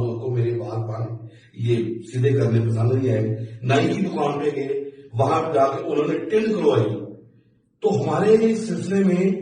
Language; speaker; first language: Urdu; native; Urdu